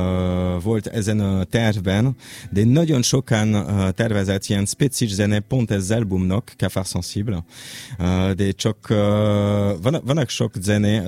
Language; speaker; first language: Hungarian; non-native, learner; French